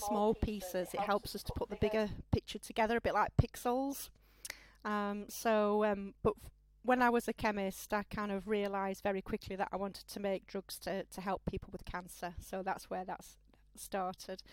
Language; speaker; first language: English; native; English